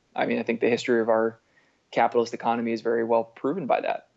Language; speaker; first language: English; native; English